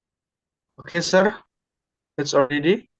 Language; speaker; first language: English; non-native, learner; Indonesian